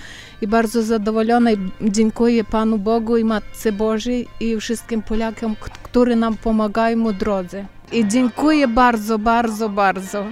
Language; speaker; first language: Polish; non-native, learner; Ukrainian